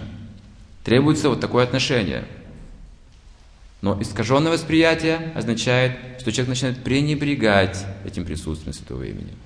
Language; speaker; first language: Russian; native; Russian